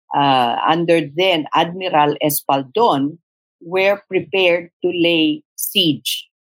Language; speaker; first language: English; non-native, local second language; Tausug